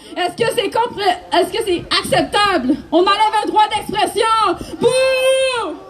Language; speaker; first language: French; native; French